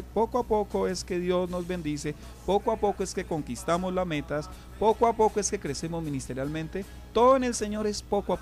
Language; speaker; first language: Spanish; native; Spanish